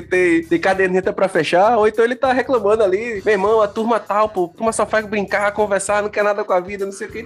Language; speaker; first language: Portuguese; native; Portuguese